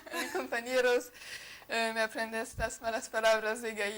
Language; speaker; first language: Spanish; non-native, fluent; French